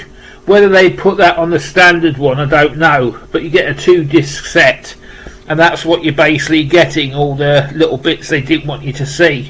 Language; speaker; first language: English; native; English